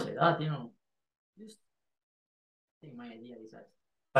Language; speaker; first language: English; non-native, fluent; Spanish